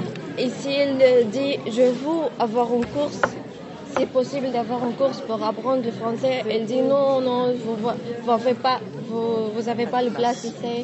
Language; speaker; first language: French; non-native, learner; Arabic